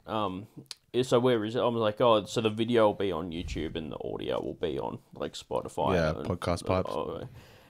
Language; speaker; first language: English; native; English